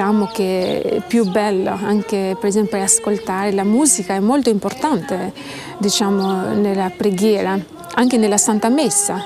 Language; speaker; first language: Italian; non-native, learner; Albanian